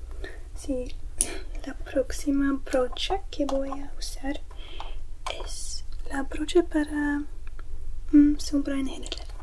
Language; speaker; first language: Spanish; non-native, learner; English